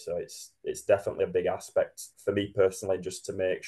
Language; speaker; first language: English; native; English